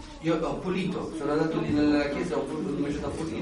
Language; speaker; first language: Italian; native; Italian